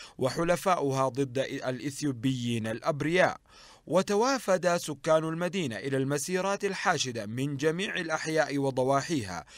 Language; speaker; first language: Arabic; non-native, fluent; Amharic